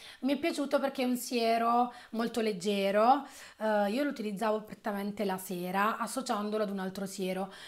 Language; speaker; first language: Italian; native; Italian